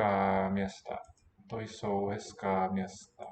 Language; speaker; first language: Czech; non-native, learner; English